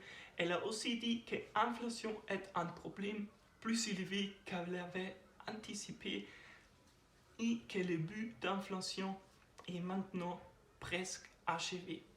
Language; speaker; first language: French; non-native, learner; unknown